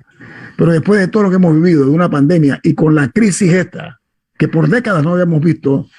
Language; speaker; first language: Spanish; native; Spanish